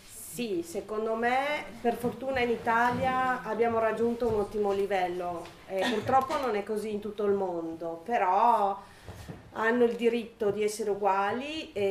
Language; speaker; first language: Italian; native; Italian